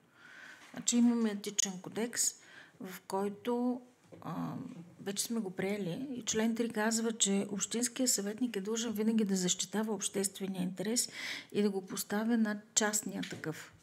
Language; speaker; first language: Bulgarian; native; Bulgarian